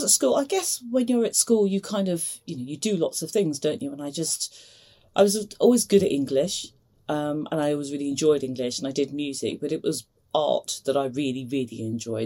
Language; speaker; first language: English; native; English